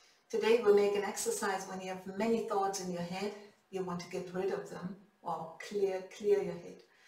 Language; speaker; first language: English; non-native, fluent; German